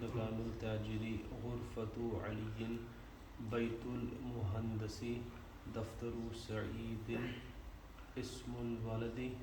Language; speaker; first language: Arabic; non-native, learner; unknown